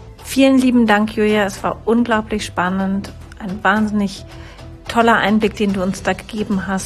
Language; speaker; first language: German; native; German